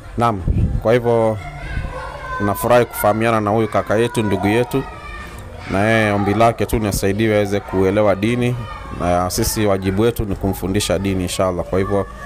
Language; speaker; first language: Swahili; native; Swahili